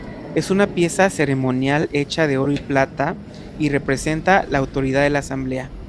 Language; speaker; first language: Spanish; native; Spanish